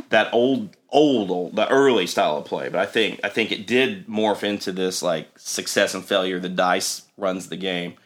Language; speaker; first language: English; native; English